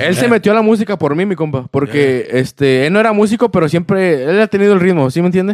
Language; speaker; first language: Spanish; early bilingual, other home language; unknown